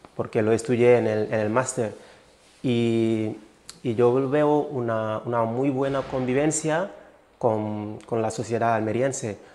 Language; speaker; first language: Spanish; non-native, fluent; Wolof